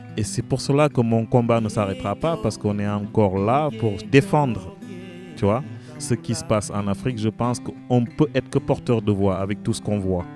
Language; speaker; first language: French; non-native, local second language; Wolof